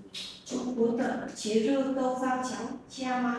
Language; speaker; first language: Chinese; non-native, learner; Vietnamese